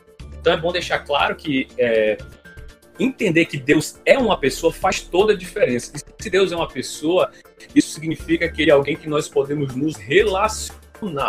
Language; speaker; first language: Portuguese; native; Portuguese